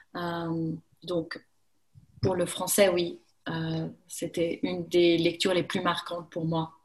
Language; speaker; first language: French; native; French